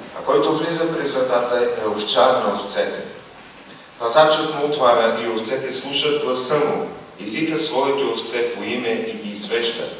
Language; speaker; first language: Bulgarian; native; Bulgarian